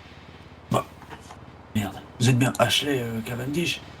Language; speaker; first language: French; native; French